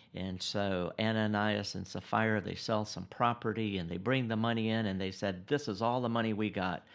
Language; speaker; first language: English; native; English